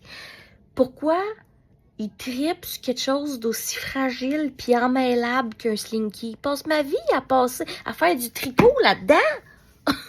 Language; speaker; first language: French; native; French